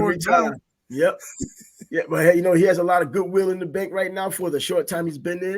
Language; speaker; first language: English; native; English